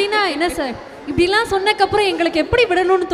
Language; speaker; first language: Tamil; native; Tamil